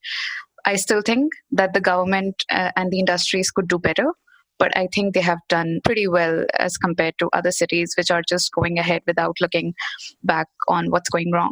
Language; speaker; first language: English; non-native, local second language; Hindi